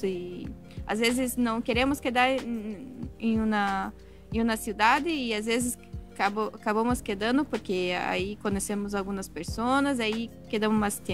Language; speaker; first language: Spanish; non-native, learner; Portuguese